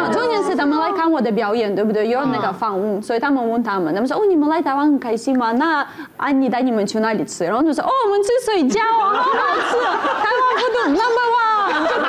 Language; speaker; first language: Chinese; non-native, fluent; Russian